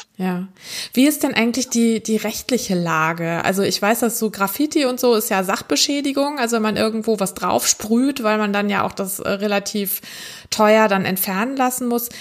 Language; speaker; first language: German; native; German